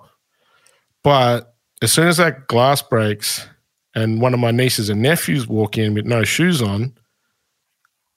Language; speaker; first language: English; native; English